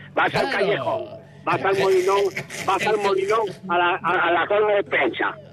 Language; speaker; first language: Spanish; native; Spanish